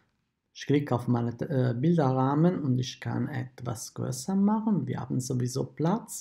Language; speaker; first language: German; non-native, fluent; Italian